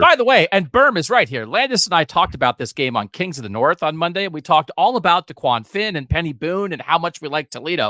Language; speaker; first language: English; native; English